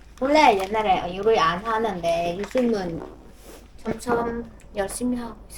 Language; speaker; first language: Korean; non-native, learner; Vietnamese